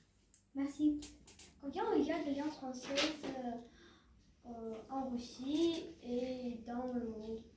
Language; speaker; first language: French; non-native, learner; Russian